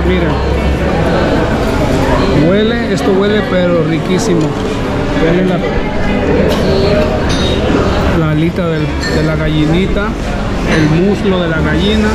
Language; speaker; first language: Spanish; native; Spanish